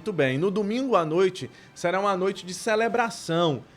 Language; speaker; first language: Portuguese; native; Portuguese